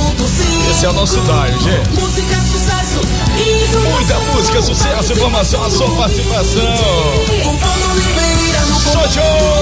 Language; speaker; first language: Portuguese; native; Portuguese